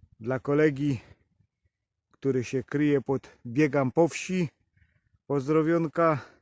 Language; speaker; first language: Polish; native; Polish